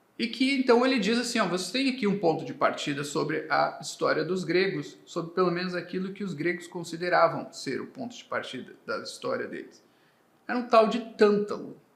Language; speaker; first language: Portuguese; native; Portuguese